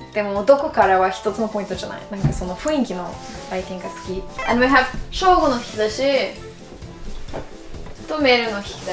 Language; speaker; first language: Japanese; non-native, fluent; English